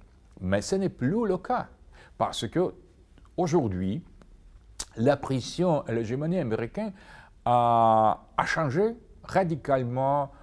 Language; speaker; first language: French; non-native, fluent; Russian